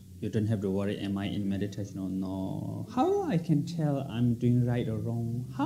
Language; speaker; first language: English; non-native, local second language; Tibetan